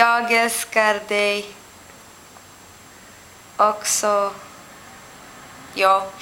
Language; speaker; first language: Swedish; non-native, learner; English